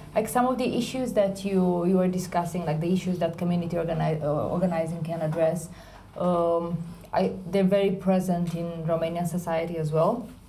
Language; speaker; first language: English; non-native, fluent; Romanian